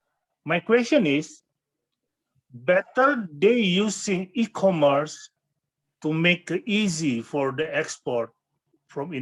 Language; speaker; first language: English; non-native, fluent; Indonesian